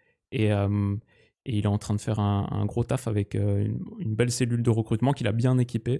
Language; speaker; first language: French; native; French